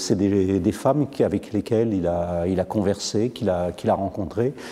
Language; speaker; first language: French; native; French